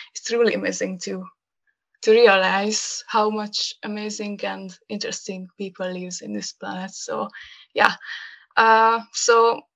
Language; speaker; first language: English; non-native, learner; Hungarian